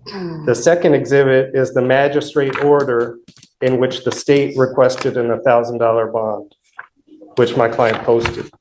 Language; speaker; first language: English; native; English